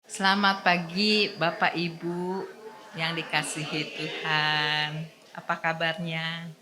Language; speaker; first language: Indonesian; native; Indonesian